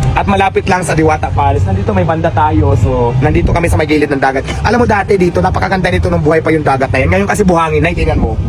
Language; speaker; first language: Filipino; native; Filipino